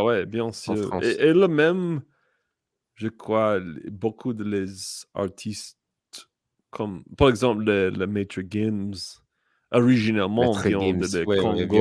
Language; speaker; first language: French; non-native, learner; English